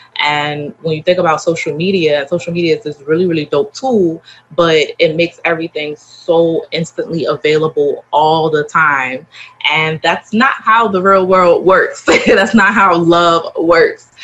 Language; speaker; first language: English; native; English